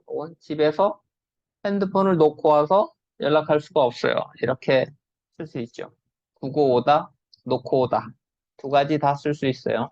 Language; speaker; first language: Korean; native; Korean